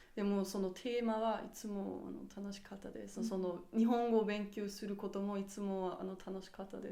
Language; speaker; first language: Japanese; non-native, learner; German